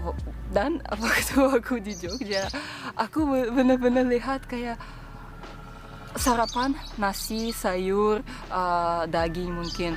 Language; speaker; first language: Indonesian; non-native, fluent; Russian